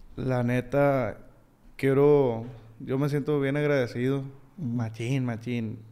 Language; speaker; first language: Spanish; native; Spanish